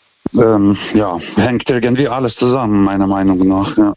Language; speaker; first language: German; non-native, fluent; Lithuanian